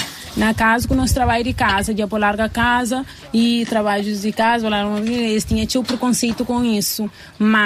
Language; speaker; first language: Portuguese; non-native, local second language; Kabuverdianu